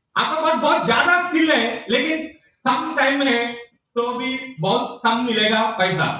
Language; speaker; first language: Hindi; non-native, local second language; Telugu